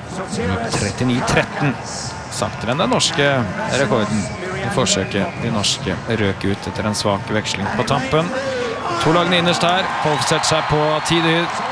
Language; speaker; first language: Norwegian; native; Norwegian